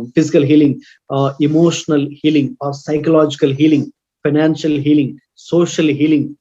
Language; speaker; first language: English; non-native, local second language; Telugu